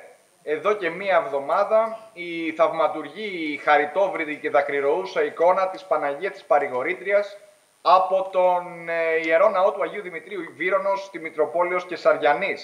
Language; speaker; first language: Greek; native; Greek